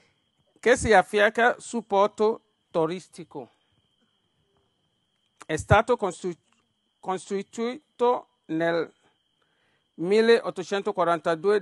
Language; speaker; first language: Italian; non-native, learner; Yoruba